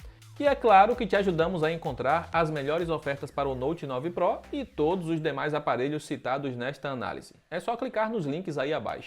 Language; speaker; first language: Portuguese; native; Portuguese